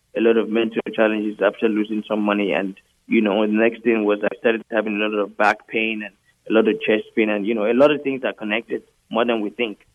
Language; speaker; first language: English; non-native, local second language; Yoruba